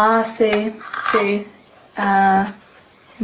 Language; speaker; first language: Spanish; non-native, learner; English